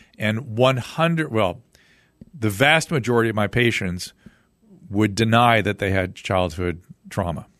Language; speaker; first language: English; native; English